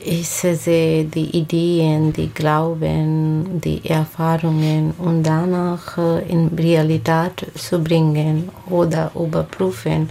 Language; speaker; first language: German; non-native, learner; Bangla